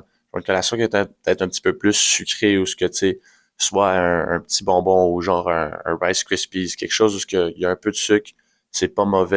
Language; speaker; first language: French; native; French